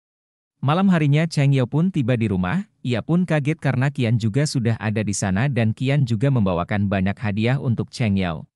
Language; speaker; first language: Indonesian; native; Indonesian